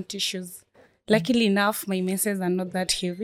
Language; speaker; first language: English; non-native, local second language; Swahili